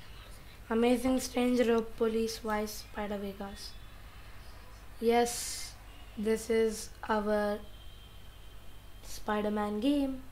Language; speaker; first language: English; non-native, local second language; Telugu